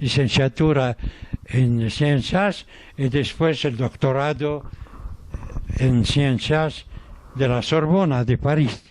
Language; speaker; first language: Spanish; non-native, fluent; Arabic